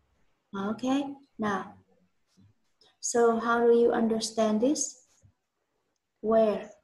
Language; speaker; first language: English; non-native, learner; Vietnamese